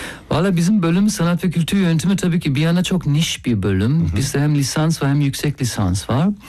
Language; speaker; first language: Turkish; non-native, fluent; German